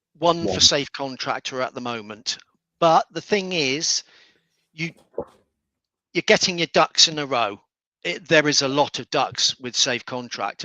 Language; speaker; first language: English; native; English